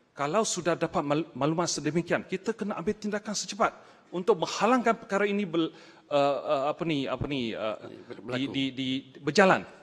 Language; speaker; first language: Malay; non-native, local second language; Chinese